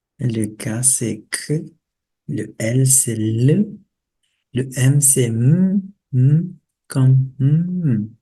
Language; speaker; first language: French; non-native, local second language; Malagasy